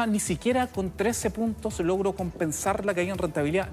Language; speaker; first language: Spanish; native; Spanish